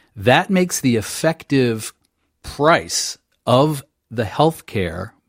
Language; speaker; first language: English; native; English